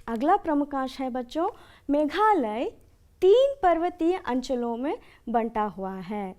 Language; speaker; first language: Hindi; non-native, local second language; Kannada